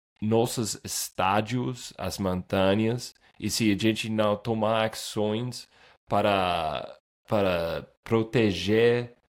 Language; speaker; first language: Portuguese; non-native, fluent; English